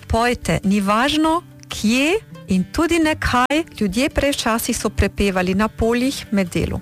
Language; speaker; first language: Slovenian; early bilingual, heritage; Slovenian